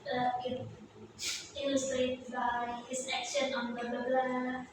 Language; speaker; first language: English; non-native, fluent; Indonesian